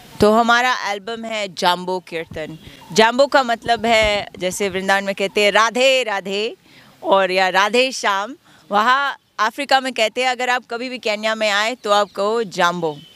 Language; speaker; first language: Hindi; non-native, fluent; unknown